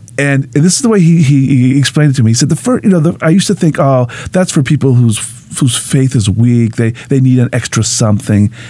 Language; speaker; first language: English; early bilingual, other home language; Spanish